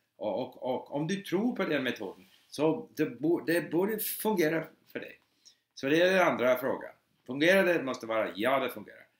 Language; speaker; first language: Swedish; non-native, fluent; English